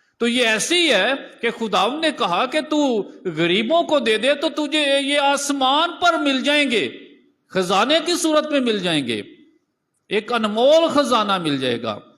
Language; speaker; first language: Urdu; non-native, local second language; Punjabi